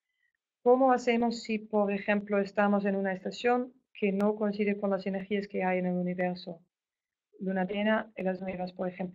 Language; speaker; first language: Spanish; non-native, fluent; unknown